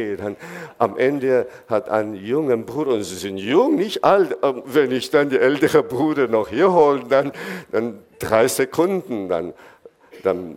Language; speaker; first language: German; non-native, fluent; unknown